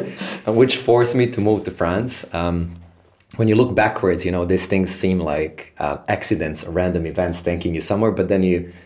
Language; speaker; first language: English; non-native, fluent; Serbian